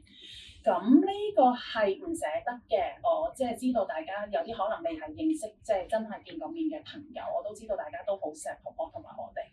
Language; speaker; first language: Cantonese; native; Cantonese